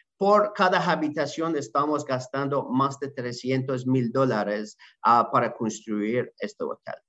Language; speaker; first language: Spanish; non-native, learner; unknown